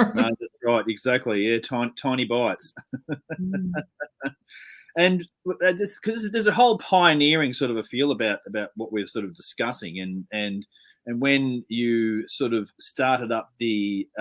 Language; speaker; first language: English; native; English